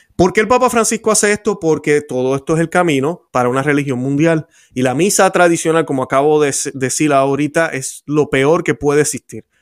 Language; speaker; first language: Spanish; native; Spanish